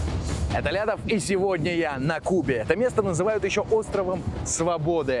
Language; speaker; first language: Russian; native; Russian